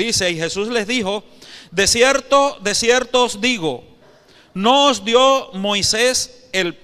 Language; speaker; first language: Spanish; native; Spanish